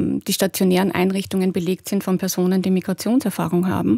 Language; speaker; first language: German; native; German